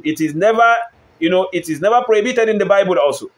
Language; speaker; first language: English; non-native, local second language; Yoruba